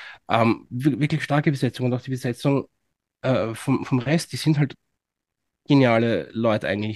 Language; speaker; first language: German; native; German